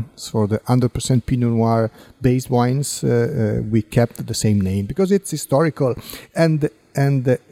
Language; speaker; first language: English; non-native, fluent; Italian